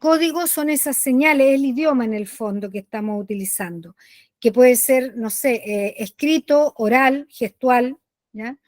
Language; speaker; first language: Spanish; native; Spanish